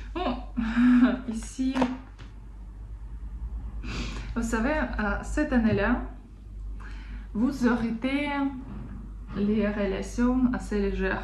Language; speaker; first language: French; non-native, fluent; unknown